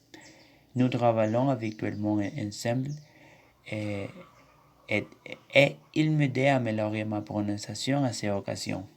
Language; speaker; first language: French; non-native, learner; Spanish